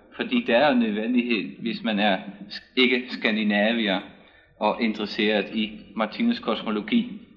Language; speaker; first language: Danish; non-native, fluent; Dutch